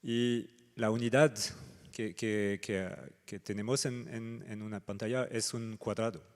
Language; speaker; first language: Spanish; non-native, fluent; French